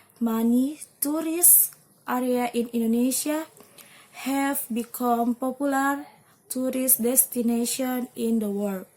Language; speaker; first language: English; non-native, learner; Indonesian